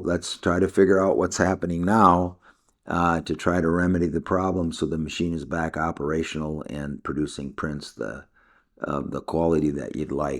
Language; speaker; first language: English; native; English